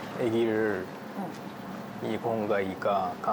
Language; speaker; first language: Korean; non-native, learner; Japanese